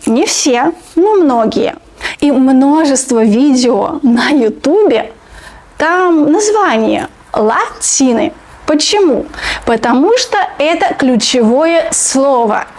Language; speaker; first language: Russian; native; Russian